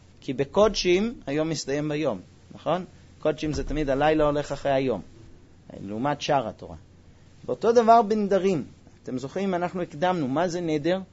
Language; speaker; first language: Hebrew; non-native, fluent; English